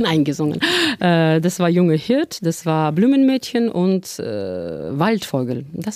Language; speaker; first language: German; non-native, fluent; Russian